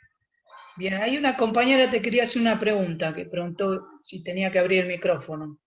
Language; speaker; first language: Spanish; native; Spanish